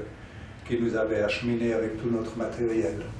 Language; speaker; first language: French; native; French